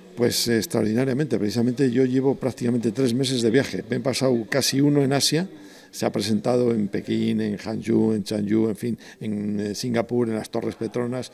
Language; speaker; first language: Spanish; native; Spanish